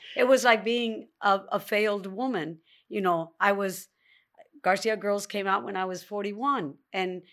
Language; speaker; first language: English; early bilingual, other home language; Spanish